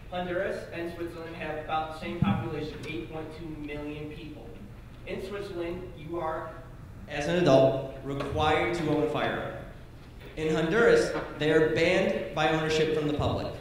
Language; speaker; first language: English; native; English